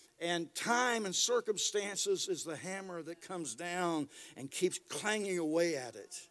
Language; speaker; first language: English; native; English